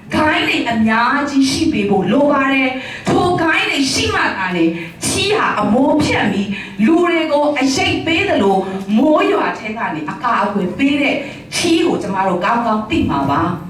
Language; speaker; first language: Burmese; non-native, local second language; Hakha Chin